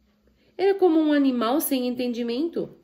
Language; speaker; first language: Portuguese; native; Portuguese